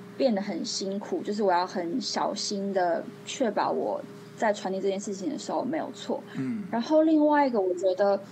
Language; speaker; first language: Chinese; native; Chinese